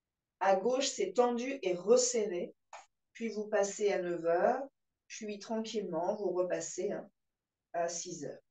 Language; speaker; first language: French; native; French